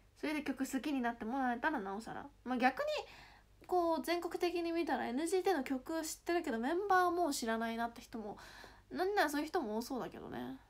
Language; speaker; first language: Japanese; native; Japanese